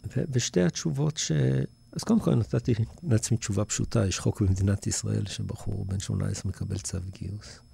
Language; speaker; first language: Hebrew; early bilingual, other home language; English